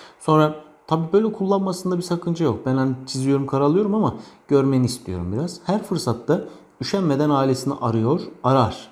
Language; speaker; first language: Turkish; native; Turkish